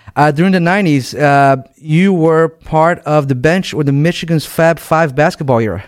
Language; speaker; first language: English; non-native, fluent; Portuguese